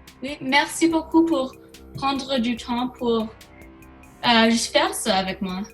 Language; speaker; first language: French; non-native, learner; English